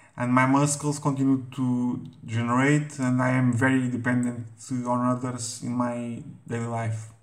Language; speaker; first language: English; non-native, fluent; Portuguese